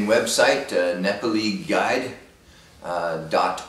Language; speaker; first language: French; non-native, learner; English